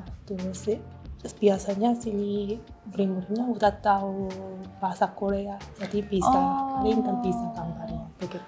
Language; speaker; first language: Indonesian; non-native, learner; Korean